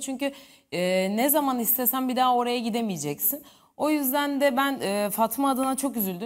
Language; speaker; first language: Turkish; native; Turkish